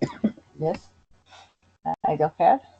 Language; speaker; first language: English; non-native, learner; Spanish